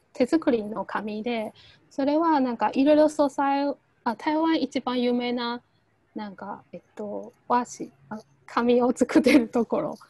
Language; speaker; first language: Japanese; non-native, fluent; Chinese